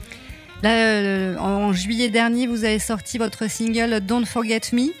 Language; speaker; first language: French; native; French